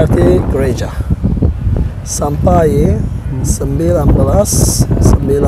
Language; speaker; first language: Indonesian; non-native, learner; Turkish